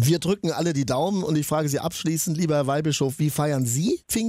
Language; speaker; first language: German; native; German